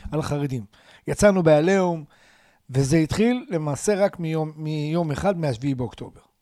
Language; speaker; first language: Hebrew; native; Hebrew